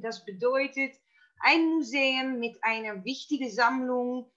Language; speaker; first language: German; non-native, fluent; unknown